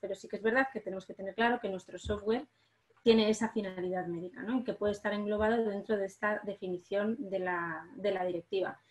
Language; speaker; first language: Spanish; native; Spanish